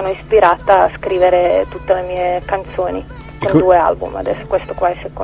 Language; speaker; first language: Italian; non-native, fluent; Croatian